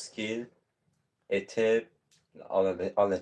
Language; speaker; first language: French; non-native, learner; Azerbaijani